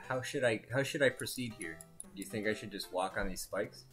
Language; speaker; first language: English; native; English